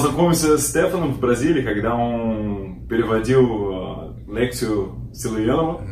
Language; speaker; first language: Russian; non-native, learner; Portuguese